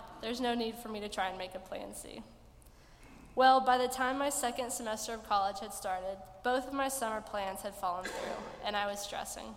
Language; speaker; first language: English; native; English